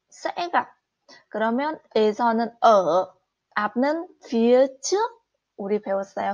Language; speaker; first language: Korean; non-native, fluent; Vietnamese